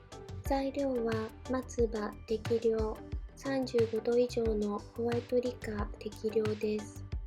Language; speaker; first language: Japanese; native; Japanese